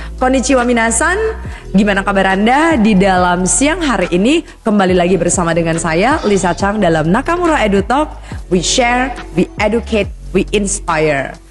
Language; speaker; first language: Indonesian; native; Indonesian